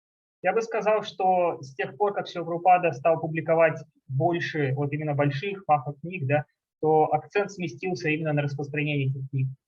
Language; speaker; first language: Russian; native; Russian